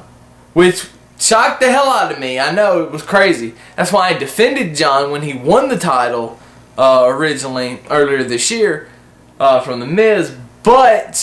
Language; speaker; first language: English; native; English